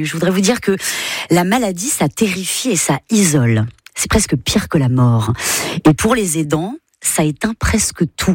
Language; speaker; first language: French; native; French